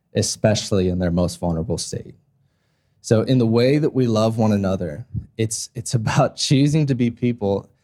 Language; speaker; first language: English; native; English